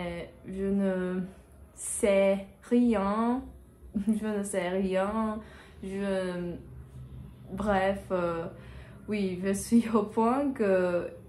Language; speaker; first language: French; non-native, learner; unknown